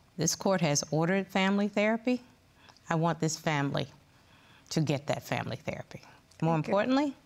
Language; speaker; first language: English; native; English